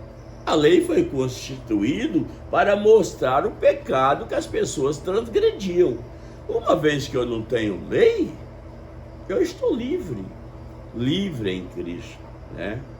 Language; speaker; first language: Portuguese; native; Portuguese